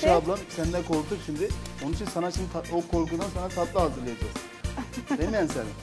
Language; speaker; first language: Turkish; native; Turkish